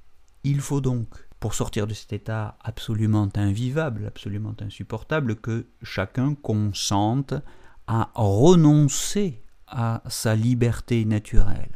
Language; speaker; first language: French; native; French